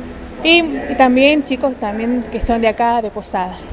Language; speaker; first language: Spanish; native; Spanish